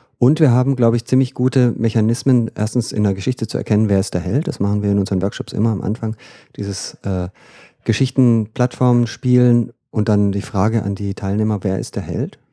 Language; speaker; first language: German; native; German